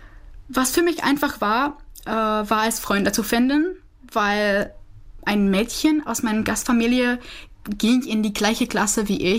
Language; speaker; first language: German; non-native, fluent; Czech